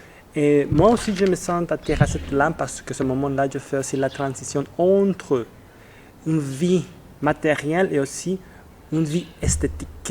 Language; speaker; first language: French; non-native, fluent; Spanish